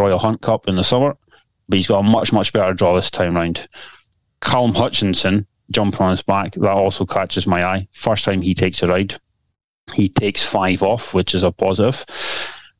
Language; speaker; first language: English; native; English